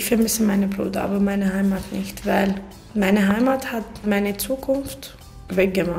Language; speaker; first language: German; non-native, learner; Arabic